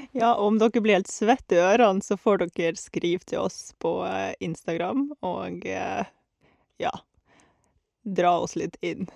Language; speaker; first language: Norwegian; native; Norwegian